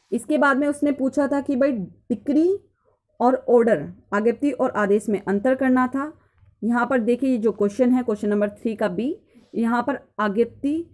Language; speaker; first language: Hindi; native; Hindi